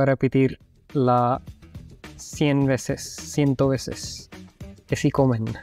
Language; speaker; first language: Spanish; non-native, fluent; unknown